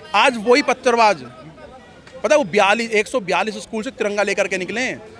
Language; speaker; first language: Hindi; native; Hindi